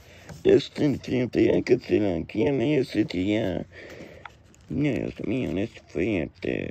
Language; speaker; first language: Spanish; non-native, learner; English